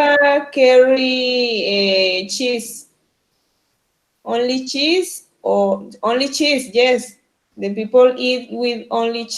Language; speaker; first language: English; non-native, learner; Spanish